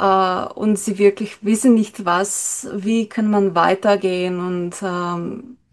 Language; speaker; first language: German; non-native, learner; Slovenian